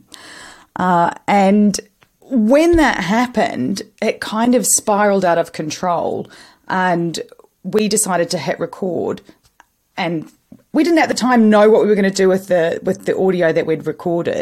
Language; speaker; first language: English; native; English